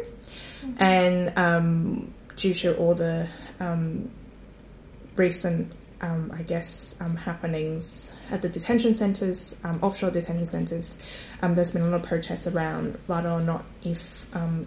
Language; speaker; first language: English; non-native, local second language; Cantonese